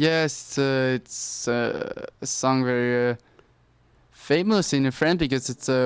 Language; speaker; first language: English; non-native, learner; French